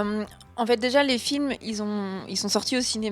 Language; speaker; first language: French; native; French